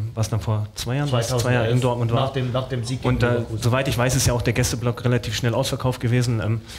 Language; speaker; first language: German; native; German